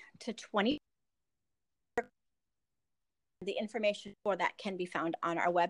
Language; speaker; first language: English; native; English